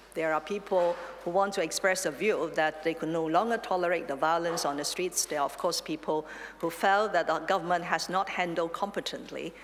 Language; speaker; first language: English; non-native, local second language; Chinese